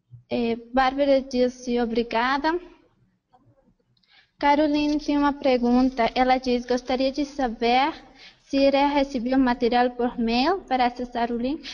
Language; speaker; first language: Portuguese; non-native, fluent; Spanish